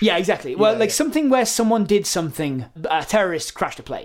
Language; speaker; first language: English; native; English